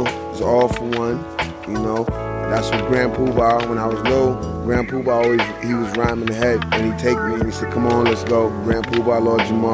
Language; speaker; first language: English; native; English